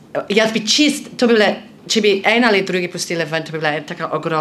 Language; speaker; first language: Slovenian; non-native, fluent; English